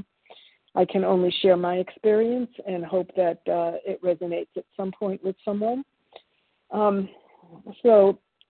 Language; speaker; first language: English; early bilingual, other home language; Italian